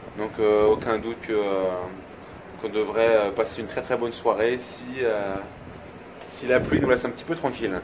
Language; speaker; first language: French; native; French